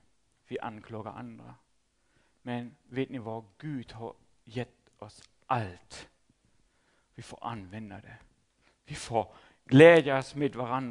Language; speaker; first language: Swedish; non-native, fluent; German